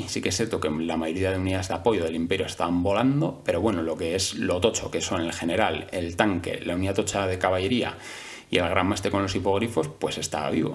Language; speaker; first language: Spanish; native; Spanish